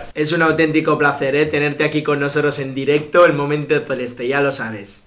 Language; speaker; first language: Spanish; native; Spanish